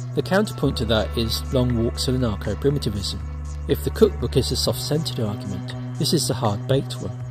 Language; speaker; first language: English; native; English